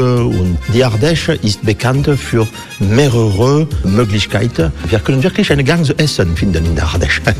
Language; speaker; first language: German; non-native, fluent; French